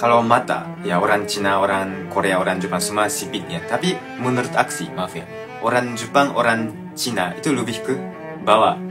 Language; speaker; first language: Indonesian; non-native, fluent; Japanese